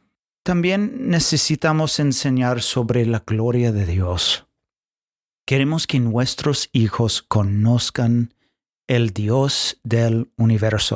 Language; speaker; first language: Spanish; non-native, fluent; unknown